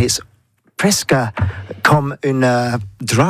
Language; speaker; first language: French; non-native, learner; English